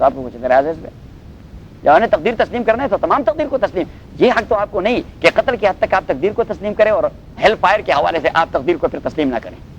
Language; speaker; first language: Urdu; non-native, local second language; Pashto